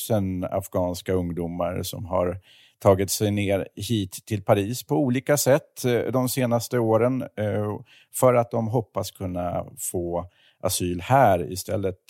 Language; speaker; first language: Swedish; native; Swedish